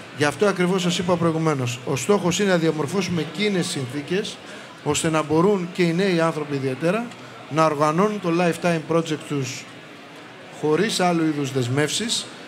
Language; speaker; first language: Greek; native; Greek